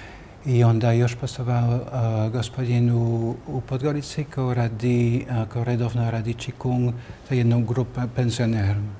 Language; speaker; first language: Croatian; non-native, learner; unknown